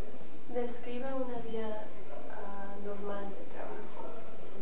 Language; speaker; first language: Spanish; early bilingual, heritage; Spanish